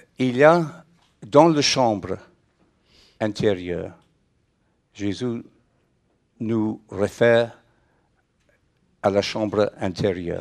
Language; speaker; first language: French; non-native, fluent; English